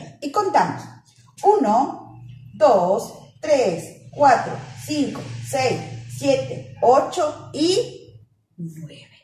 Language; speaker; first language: Spanish; native; Spanish